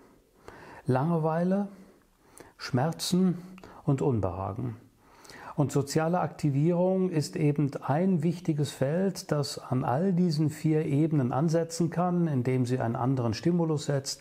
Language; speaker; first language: German; native; German